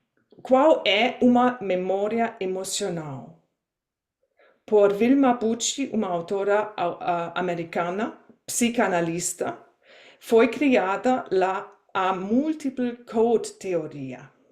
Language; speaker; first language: Portuguese; non-native, fluent; German